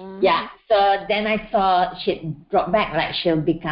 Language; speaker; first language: English; non-native, local second language; Malay